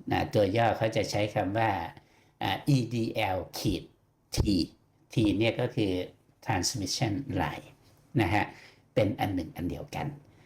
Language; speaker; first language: Thai; native; Thai